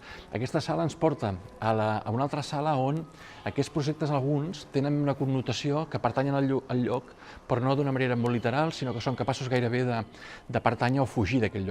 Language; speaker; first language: Catalan; native; Catalan